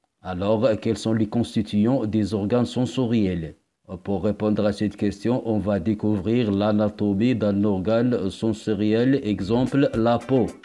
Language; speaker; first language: French; non-native, local second language; Arabic